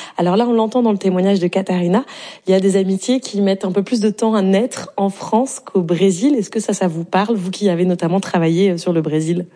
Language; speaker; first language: French; native; French